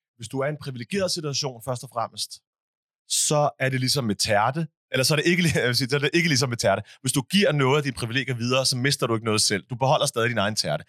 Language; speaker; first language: Danish; early bilingual, other home language; Arabic